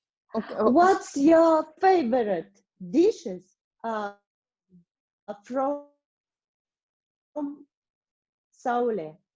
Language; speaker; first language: English; non-native, learner; Russian